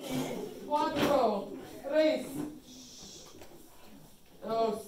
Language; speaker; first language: Spanish; non-native, fluent; English